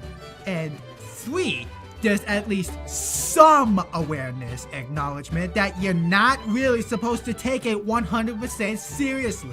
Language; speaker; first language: English; native; English